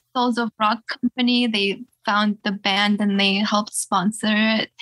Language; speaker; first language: English; early bilingual, other home language; Russian